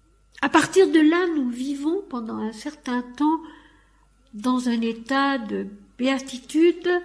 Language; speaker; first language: French; native; French